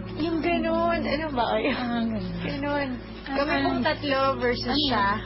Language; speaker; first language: Filipino; native; Filipino